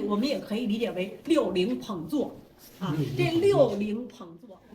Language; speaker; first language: Chinese; native; Chinese